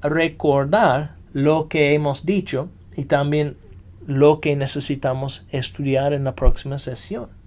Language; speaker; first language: Spanish; non-native, fluent; English